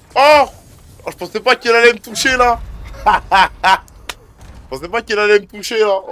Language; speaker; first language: French; native; French